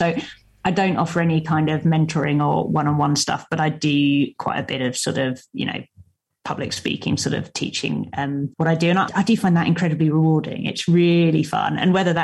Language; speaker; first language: English; native; English